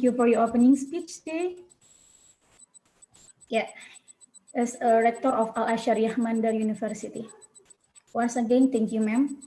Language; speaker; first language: English; non-native, learner; Indonesian